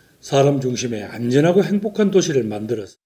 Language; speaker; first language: Korean; native; Korean